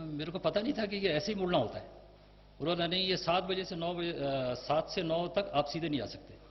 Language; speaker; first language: Urdu; native; Urdu